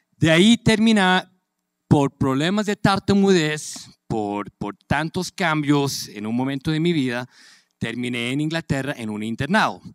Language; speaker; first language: Spanish; native; Spanish